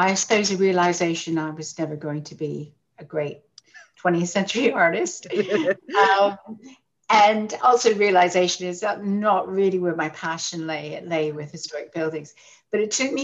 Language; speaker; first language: English; native; English